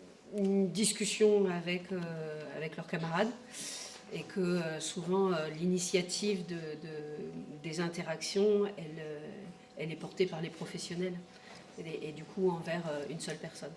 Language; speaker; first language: French; native; French